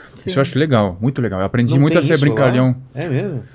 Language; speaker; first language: Portuguese; non-native, fluent; French